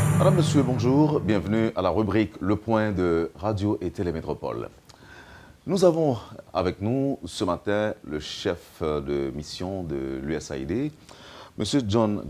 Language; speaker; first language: French; native; French